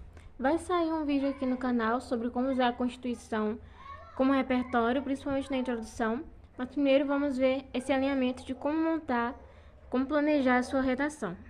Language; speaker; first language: Portuguese; native; Portuguese